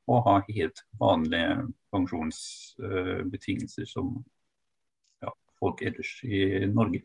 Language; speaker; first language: Norwegian; non-native, fluent; German